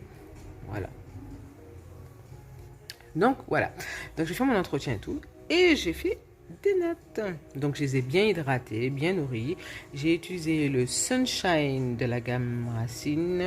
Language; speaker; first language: French; native; French